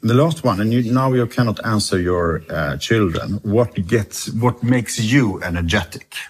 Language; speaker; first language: English; non-native, fluent; Swedish